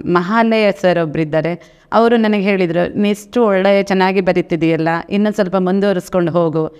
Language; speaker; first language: Kannada; non-native, local second language; Konkani